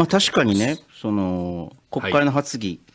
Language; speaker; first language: Japanese; native; Japanese